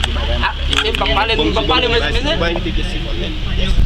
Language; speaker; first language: French; non-native, learner; Haitian Creole